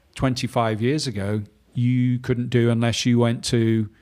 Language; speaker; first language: English; native; English